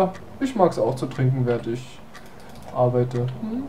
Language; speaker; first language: German; native; German